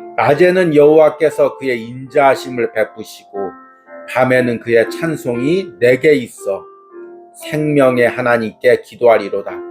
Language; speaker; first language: Korean; native; Korean